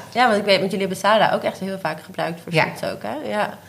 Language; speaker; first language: Dutch; native; Dutch